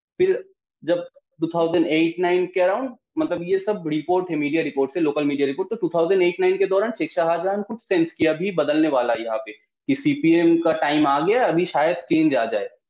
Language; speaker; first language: Hindi; non-native, local second language; Bangla